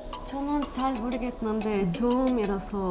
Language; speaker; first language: Korean; non-native, learner; Russian